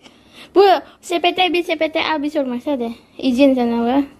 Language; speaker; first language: Turkish; non-native, learner; Indonesian